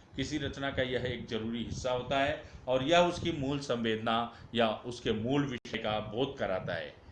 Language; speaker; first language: Hindi; native; Hindi